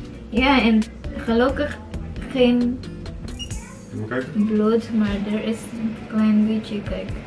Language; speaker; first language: Dutch; non-native, learner; Filipino